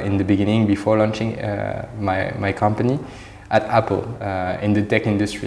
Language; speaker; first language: English; non-native, fluent; French